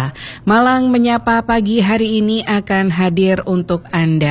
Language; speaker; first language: Indonesian; native; Indonesian